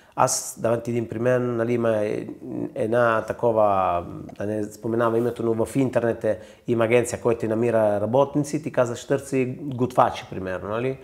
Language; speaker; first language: Bulgarian; non-native, fluent; Italian